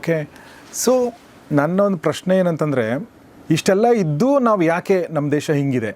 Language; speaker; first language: Kannada; native; Kannada